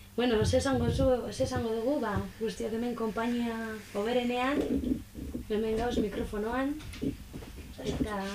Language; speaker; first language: Basque; non-native, local second language; Spanish